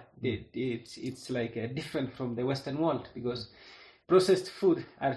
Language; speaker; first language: English; non-native, local second language; Kalenjin